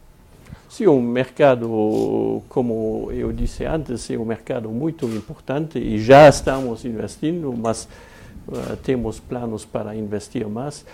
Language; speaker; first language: Portuguese; non-native, fluent; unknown